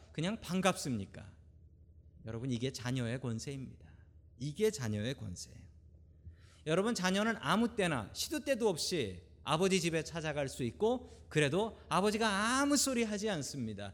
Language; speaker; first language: Korean; native; Korean